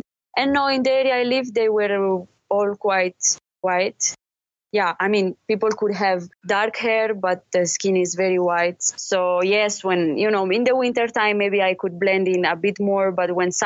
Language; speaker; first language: English; non-native, learner; Italian